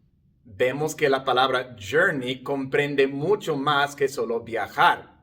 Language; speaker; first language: Spanish; non-native, fluent; English